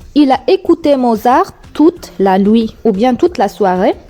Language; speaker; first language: French; non-native, local second language; Arabic